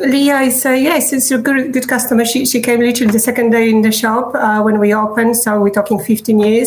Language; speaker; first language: English; non-native, fluent; Polish